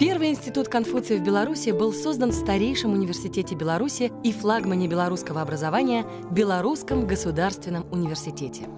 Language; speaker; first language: Russian; native; Russian